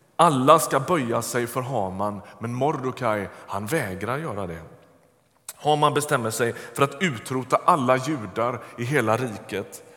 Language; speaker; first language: Swedish; native; Swedish